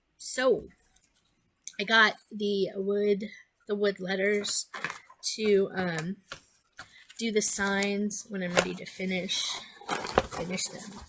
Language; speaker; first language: English; native; English